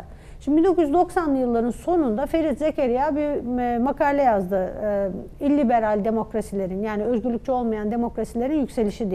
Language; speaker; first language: Turkish; native; Turkish